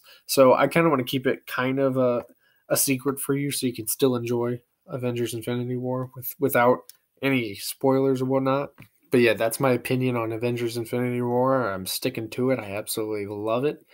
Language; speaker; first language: English; native; English